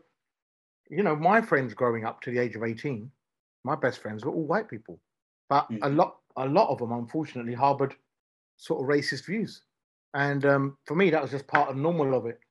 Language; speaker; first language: English; native; English